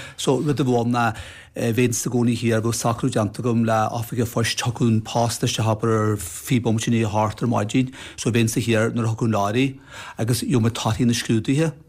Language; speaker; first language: Irish; native; Irish